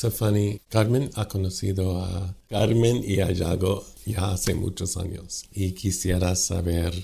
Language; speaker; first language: Spanish; non-native, fluent; English